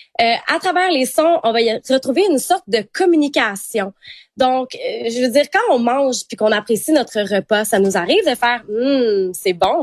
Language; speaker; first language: French; native; French